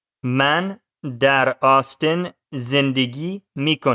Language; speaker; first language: Persian; non-native, learner; English